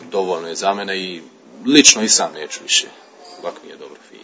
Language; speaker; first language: Croatian; early bilingual, heritage; Croatian